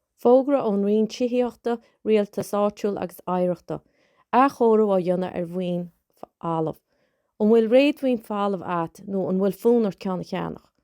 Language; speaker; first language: Irish; native; Irish